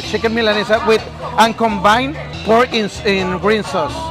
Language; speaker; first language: English; non-native, learner; Spanish